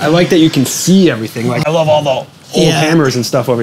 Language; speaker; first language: English; native; English